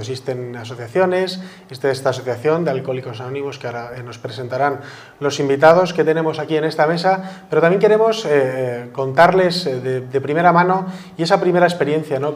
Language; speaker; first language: Spanish; native; Spanish